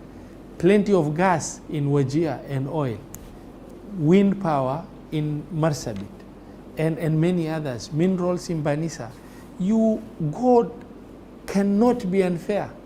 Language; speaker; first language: English; non-native, local second language; Somali